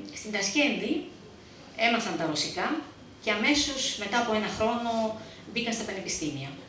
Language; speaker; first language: Greek; early bilingual, heritage; Greek